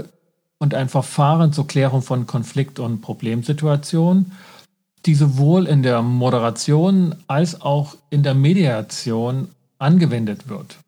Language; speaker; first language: German; native; German